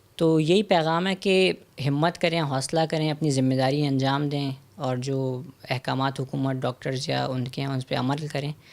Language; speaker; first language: Urdu; native; Urdu